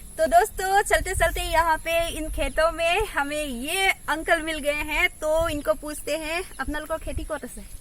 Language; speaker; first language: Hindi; non-native, local second language; Assamese